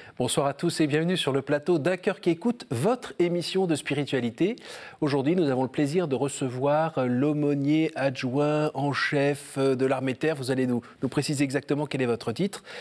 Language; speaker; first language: French; native; French